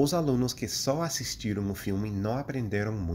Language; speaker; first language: Portuguese; non-native, fluent; English